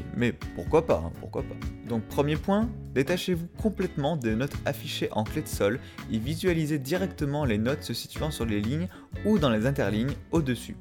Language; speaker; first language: French; native; French